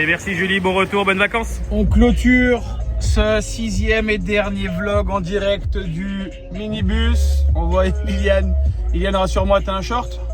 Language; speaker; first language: French; native; French